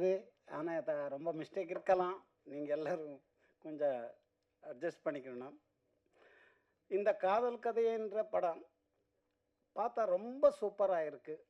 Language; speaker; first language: Tamil; non-native, learner; Malayalam